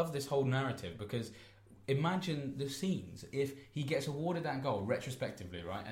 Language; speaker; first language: English; native; English